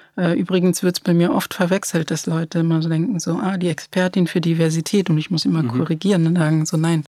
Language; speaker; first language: German; early bilingual, other home language; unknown